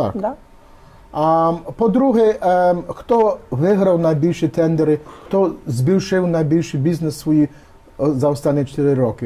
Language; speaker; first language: Ukrainian; early bilingual, heritage; Ukrainian